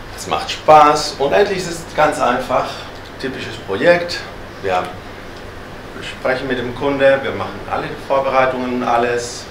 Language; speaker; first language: German; non-native, fluent; Spanish